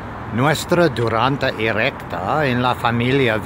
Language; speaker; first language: Spanish; non-native, learner; English